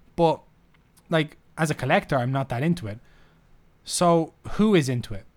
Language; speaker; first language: English; native; English